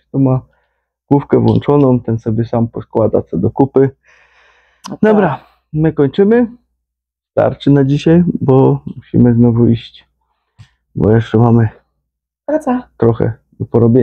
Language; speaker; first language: Polish; native; Polish